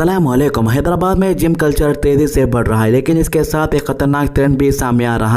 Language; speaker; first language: Hindi; native; Hindi